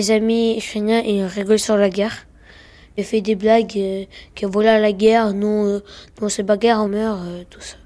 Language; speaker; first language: French; early bilingual, other home language; Ukrainian